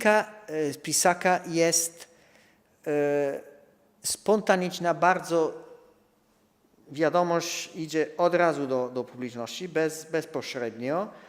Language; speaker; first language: Polish; non-native, fluent; Italian